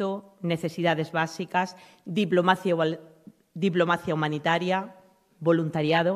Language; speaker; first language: Spanish; native; Spanish